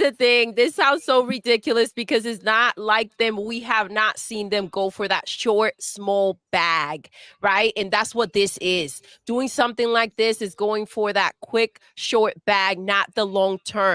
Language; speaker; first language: English; native; English